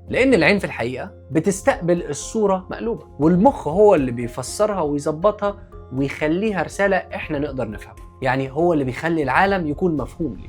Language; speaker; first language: Arabic; native; Arabic